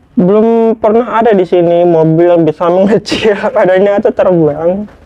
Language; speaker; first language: Indonesian; native; Indonesian